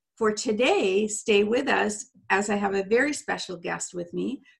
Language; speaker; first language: English; native; English